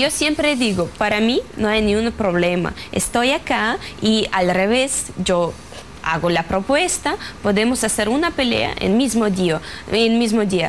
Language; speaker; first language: Spanish; non-native, fluent; Russian